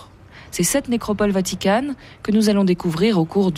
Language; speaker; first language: French; native; French